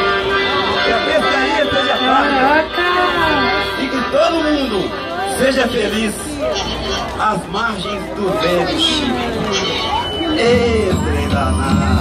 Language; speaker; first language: Portuguese; native; Portuguese